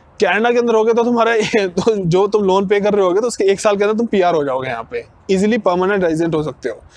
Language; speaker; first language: Hindi; non-native, local second language; Punjabi